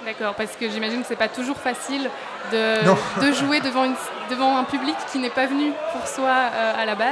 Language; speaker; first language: French; native; French